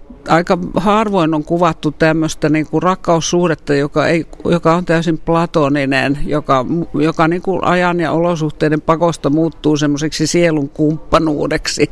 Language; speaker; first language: Finnish; native; Finnish